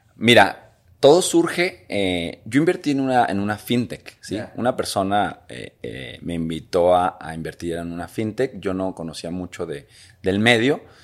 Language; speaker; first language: Spanish; native; Spanish